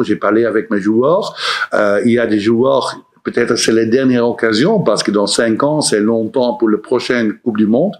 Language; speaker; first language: French; non-native, learner; Dutch